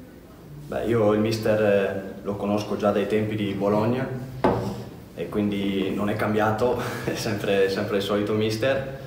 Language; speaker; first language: Italian; native; Italian